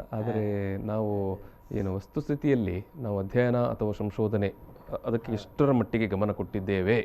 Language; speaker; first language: Kannada; non-native, local second language; Tulu